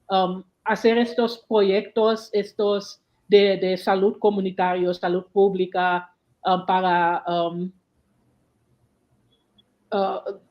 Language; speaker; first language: Spanish; non-native, learner; English